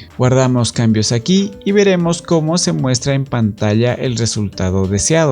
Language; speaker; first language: Spanish; native; Spanish